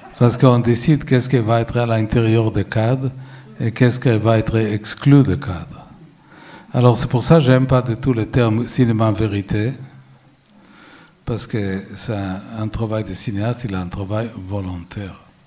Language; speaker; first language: French; non-native, fluent; Hebrew